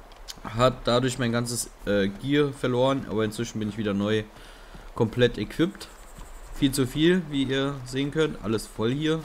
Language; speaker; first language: German; native; German